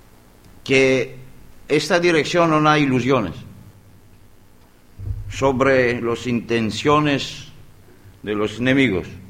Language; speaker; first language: Spanish; non-native, learner; Greek